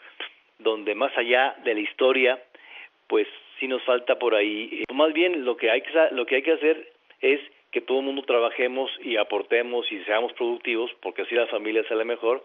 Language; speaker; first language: Spanish; native; Spanish